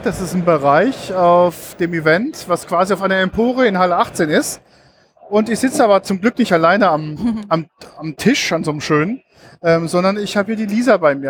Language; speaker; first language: German; native; German